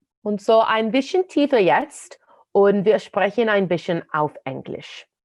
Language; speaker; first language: German; non-native, fluent; English